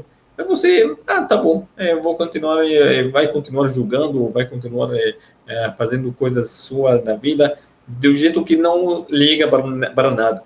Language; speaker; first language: Portuguese; non-native, learner; Arabic